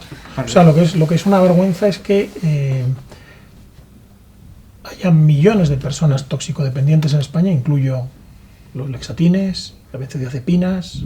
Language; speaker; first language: Spanish; native; Spanish